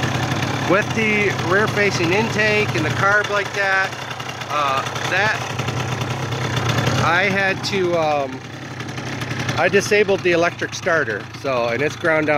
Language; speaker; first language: English; native; English